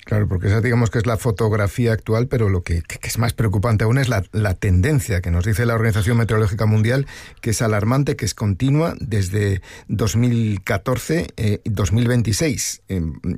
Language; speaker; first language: Spanish; native; Spanish